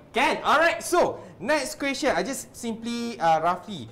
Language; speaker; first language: English; non-native, local second language; Malay